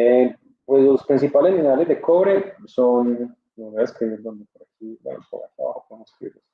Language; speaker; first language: Spanish; native; Spanish